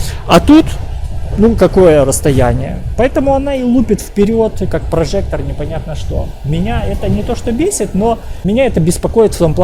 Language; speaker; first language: Russian; native; Russian